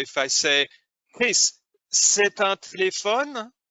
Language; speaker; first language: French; non-native, fluent; English